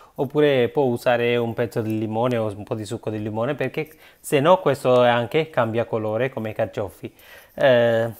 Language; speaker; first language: Italian; non-native, learner; Sinhala